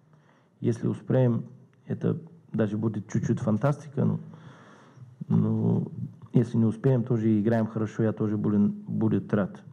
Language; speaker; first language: Russian; non-native, learner; Bulgarian